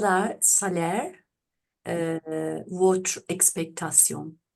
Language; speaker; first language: French; non-native, learner; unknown